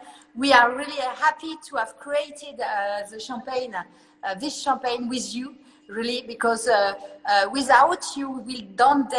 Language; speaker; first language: English; non-native, learner; French